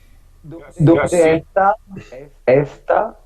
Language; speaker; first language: Spanish; non-native, learner; English